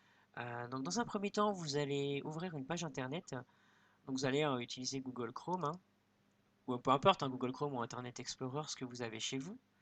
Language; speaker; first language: French; native; French